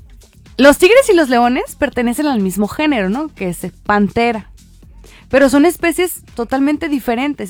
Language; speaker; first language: Spanish; native; Spanish